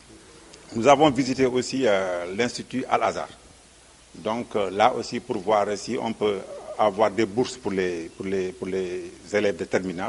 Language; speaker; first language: French; non-native, local second language; Wolof